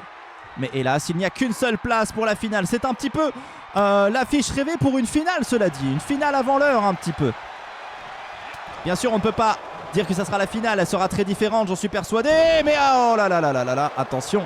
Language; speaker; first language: French; native; French